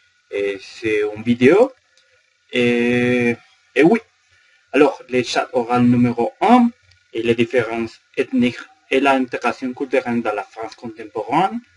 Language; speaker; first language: French; non-native, learner; Spanish